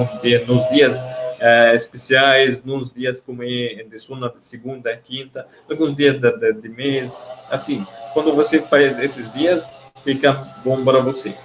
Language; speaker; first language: Portuguese; non-native, learner; Arabic